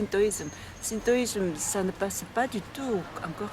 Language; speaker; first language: French; non-native, learner; Korean